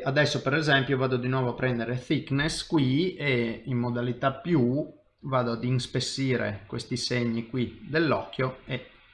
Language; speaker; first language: Italian; native; Italian